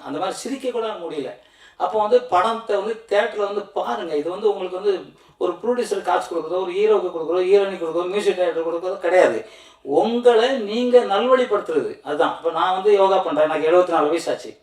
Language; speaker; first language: Tamil; native; Tamil